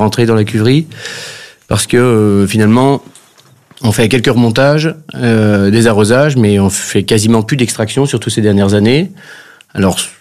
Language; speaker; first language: French; native; French